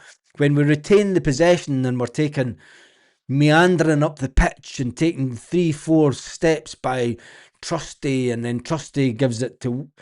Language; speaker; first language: English; native; English